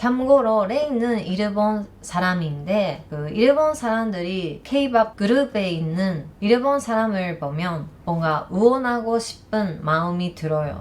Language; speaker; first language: Korean; non-native, learner; Japanese